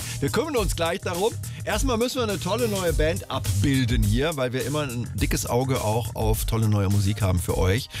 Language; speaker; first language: German; native; German